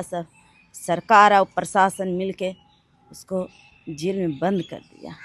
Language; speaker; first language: Hindi; native; Hindi